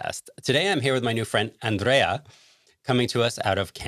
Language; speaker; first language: English; native; English